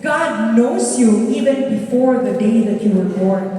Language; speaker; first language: English; non-native, local second language; Filipino